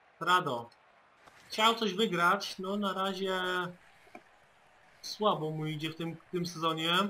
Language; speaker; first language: Polish; native; Polish